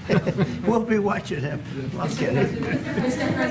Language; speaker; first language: English; native; English